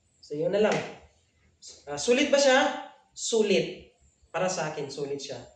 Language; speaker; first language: Filipino; non-native, local second language; Cebuano